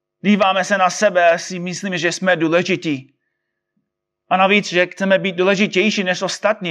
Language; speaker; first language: Czech; non-native, fluent; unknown